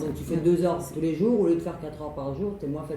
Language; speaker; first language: French; native; French